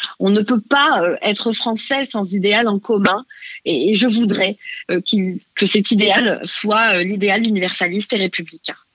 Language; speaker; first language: French; non-native, local second language; Arabic